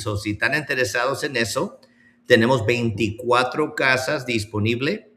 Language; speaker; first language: Spanish; early bilingual, heritage; Spanish